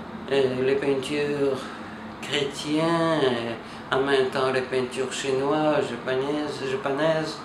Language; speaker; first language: French; non-native, fluent; Russian